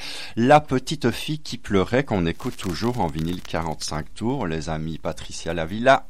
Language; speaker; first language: French; native; French